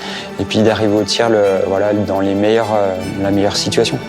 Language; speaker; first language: French; native; French